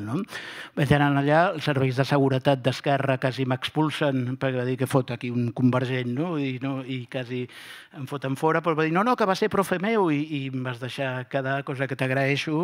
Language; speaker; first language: Catalan; native; Catalan